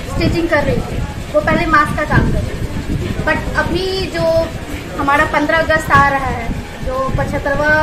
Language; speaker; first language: Hindi; native; Hindi